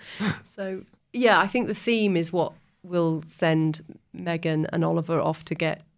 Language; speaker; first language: English; native; English